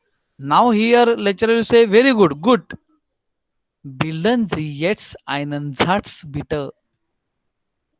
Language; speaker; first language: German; non-native, fluent; Hindi